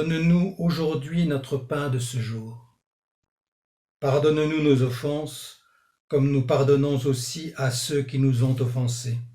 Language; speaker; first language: French; native; French